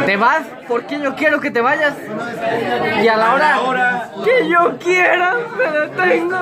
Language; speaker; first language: Spanish; native; Spanish